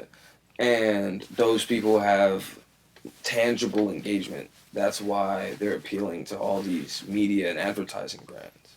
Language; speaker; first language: English; native; English